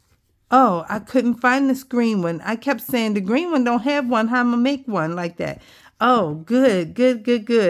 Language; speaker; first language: English; native; English